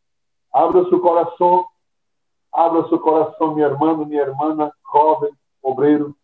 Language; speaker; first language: Spanish; non-native, fluent; Portuguese